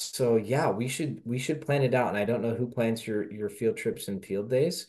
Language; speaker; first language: English; native; English